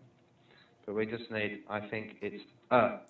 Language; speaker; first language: English; non-native, fluent; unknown